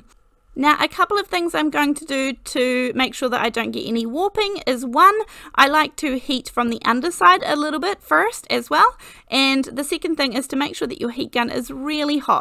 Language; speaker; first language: English; native; English